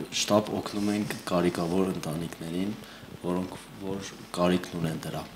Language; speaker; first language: Armenian; early bilingual, heritage; Armenian